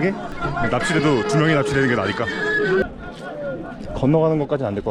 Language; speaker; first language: Korean; native; Korean